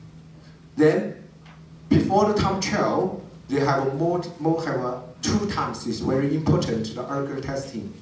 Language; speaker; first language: English; non-native, learner; Chinese